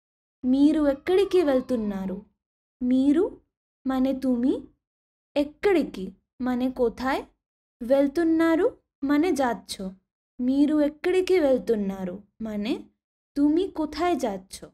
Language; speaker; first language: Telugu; non-native, learner; Bangla